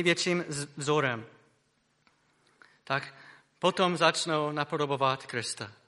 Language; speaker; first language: Czech; non-native, fluent; English